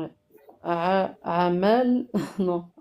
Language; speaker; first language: French; native; French